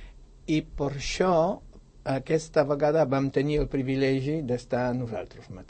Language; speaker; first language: Catalan; non-native, fluent; Polish